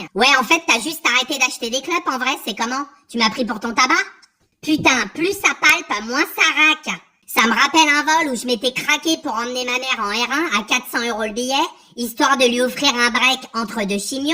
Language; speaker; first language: French; native; French